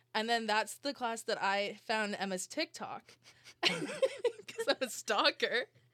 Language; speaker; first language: English; native; English